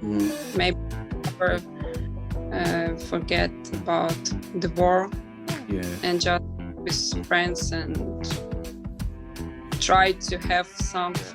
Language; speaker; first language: English; non-native, learner; Ukrainian